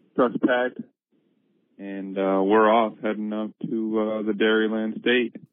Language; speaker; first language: English; native; English